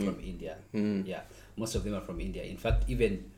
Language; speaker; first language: English; non-native, local second language; Nyankole